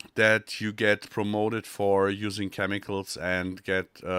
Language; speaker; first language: English; non-native, fluent; German